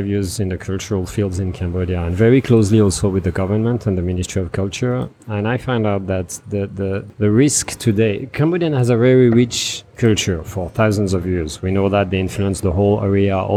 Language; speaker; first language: English; non-native, fluent; French